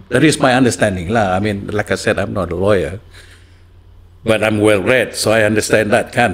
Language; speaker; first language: English; non-native, local second language; Malay